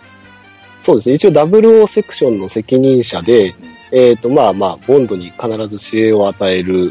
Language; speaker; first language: Japanese; native; Japanese